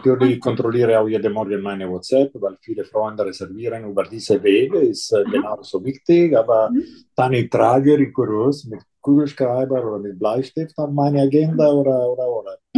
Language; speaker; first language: German; non-native, fluent; Italian